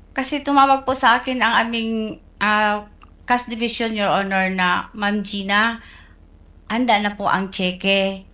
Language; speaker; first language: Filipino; non-native, local second language; Cebuano